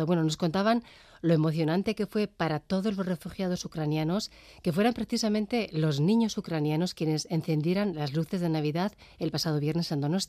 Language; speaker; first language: Spanish; native; Spanish